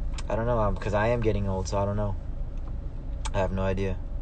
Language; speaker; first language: English; early bilingual, other home language; Korean